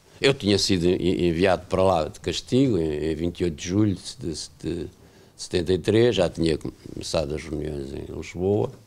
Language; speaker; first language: Portuguese; native; Portuguese